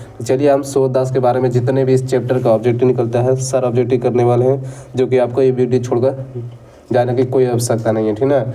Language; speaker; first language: Hindi; native; Hindi